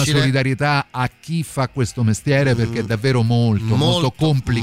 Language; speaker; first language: Italian; native; Italian